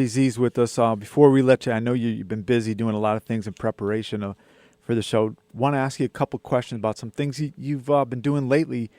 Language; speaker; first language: English; native; English